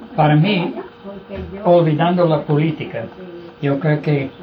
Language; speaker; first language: Spanish; non-native, fluent; English